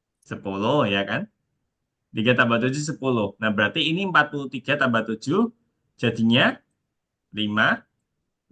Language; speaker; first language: Indonesian; native; Indonesian